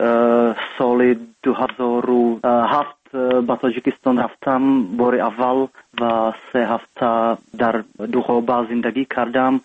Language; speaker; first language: Persian; non-native, learner; Czech